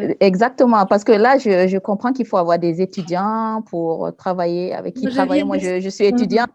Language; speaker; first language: French; non-native, local second language; Fula